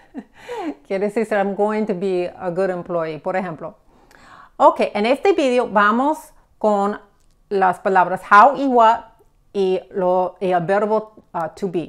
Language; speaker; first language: Spanish; non-native, fluent; English